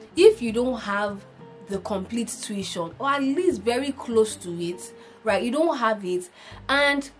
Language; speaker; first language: English; non-native, local second language; Igbo